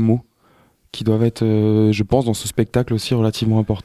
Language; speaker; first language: French; native; French